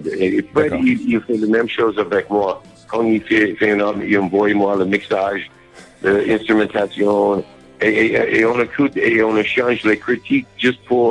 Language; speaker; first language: French; non-native, learner; English